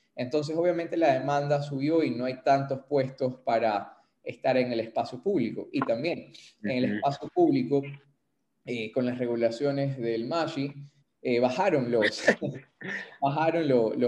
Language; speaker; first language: Spanish; native; Spanish